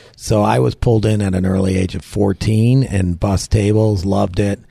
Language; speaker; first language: English; native; English